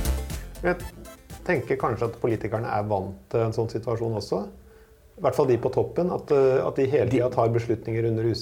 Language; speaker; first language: Norwegian; native; Norwegian